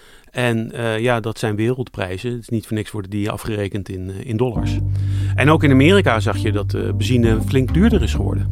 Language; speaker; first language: Dutch; native; Dutch